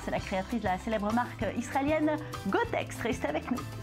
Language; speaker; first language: French; native; French